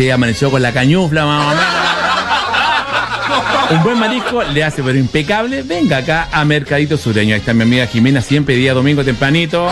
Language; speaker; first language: Spanish; native; Spanish